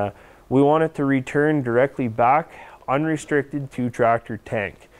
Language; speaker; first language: English; native; English